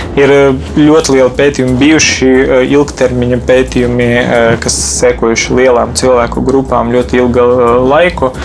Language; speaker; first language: Latvian; non-native, local second language; Russian